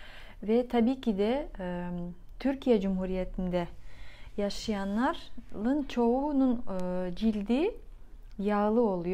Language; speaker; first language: Turkish; non-native, fluent; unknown